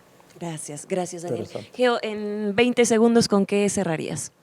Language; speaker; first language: Spanish; native; Spanish